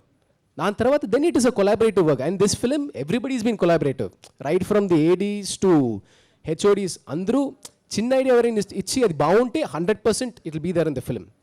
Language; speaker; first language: Telugu; early bilingual, heritage; Telugu